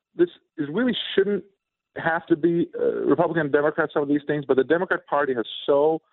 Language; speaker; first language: English; non-native, fluent; Swedish